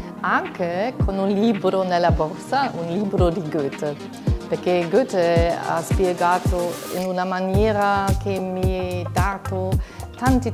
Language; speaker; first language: Italian; non-native, fluent; German